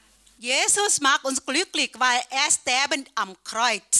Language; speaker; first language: German; non-native, learner; Thai